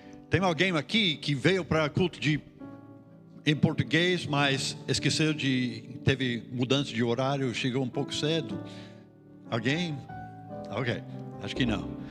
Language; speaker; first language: Portuguese; non-native, fluent; English